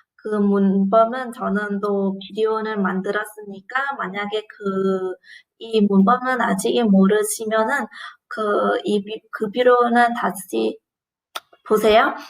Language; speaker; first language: Korean; non-native, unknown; Vietnamese